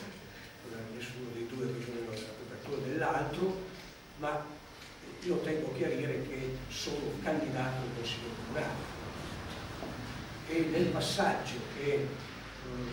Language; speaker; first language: Italian; native; Italian